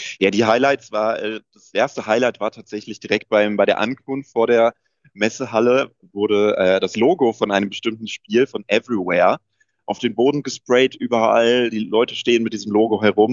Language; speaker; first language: German; native; German